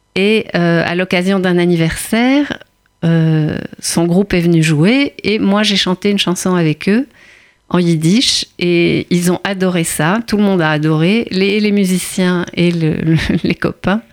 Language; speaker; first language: French; native; French